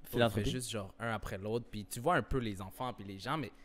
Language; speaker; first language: French; native; French